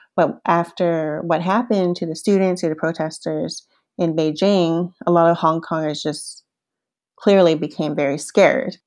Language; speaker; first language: English; early bilingual, other home language; Cantonese